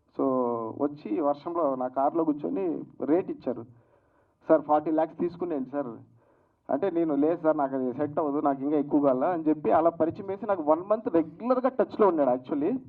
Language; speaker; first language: Telugu; native; Telugu